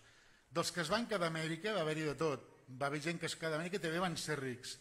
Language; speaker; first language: Catalan; native; Catalan